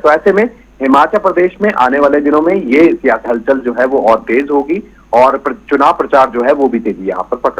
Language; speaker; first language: Hindi; native; Hindi